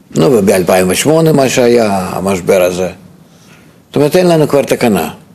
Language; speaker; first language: Hebrew; non-native, fluent; Russian